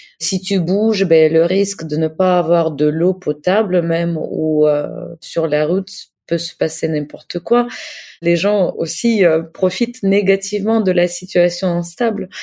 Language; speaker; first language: French; non-native, fluent; Ukrainian